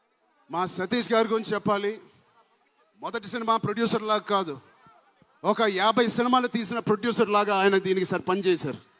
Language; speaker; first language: Telugu; native; Telugu